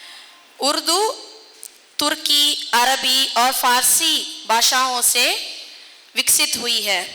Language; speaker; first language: Hindi; non-native, local second language; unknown